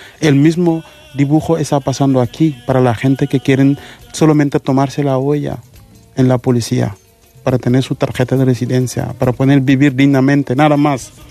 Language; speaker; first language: Spanish; non-native, fluent; Mandingo